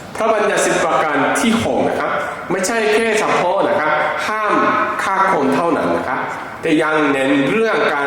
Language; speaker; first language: Thai; non-native, fluent; Korean